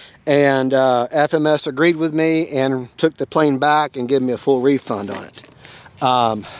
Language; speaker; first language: English; native; English